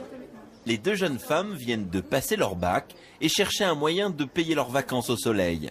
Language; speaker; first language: French; native; French